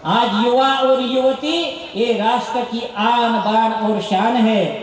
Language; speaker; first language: Hindi; non-native, local second language; Marathi